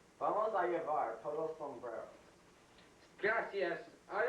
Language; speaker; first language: Spanish; non-native, learner; English